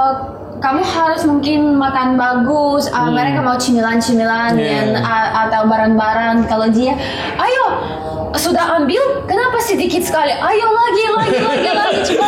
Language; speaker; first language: Indonesian; non-native, learner; Russian